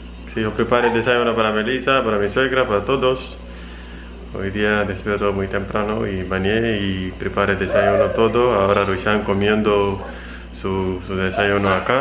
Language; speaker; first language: Spanish; non-native, learner; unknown